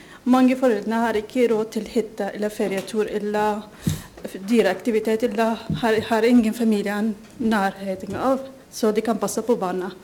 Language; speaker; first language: Norwegian; non-native, fluent; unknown